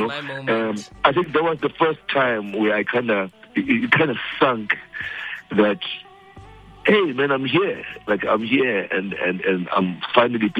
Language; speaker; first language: English; non-native, local second language; Xhosa